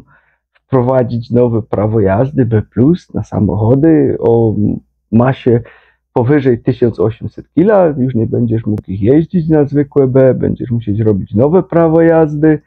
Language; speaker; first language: Polish; native; Polish